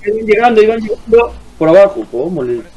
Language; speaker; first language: Spanish; native; Spanish